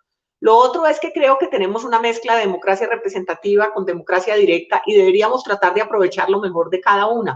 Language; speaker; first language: Spanish; native; Spanish